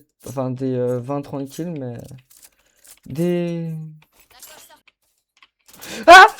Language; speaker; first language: French; native; French